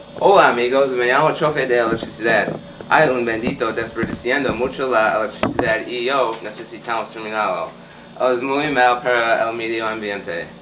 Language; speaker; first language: Spanish; non-native, learner; English